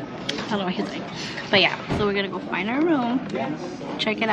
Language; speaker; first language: English; native; English